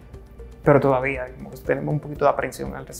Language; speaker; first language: Spanish; native; Spanish